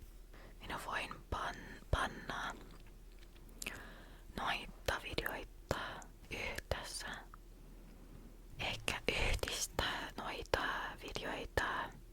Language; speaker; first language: Finnish; non-native, learner; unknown